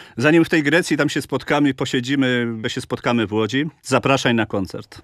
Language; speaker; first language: Polish; native; Polish